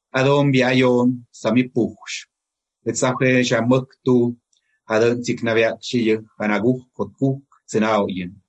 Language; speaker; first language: Spanish; non-native, local second language; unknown